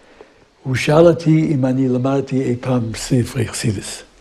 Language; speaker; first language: Hebrew; non-native, fluent; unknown